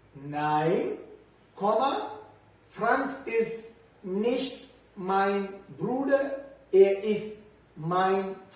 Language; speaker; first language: German; non-native, learner; Sinhala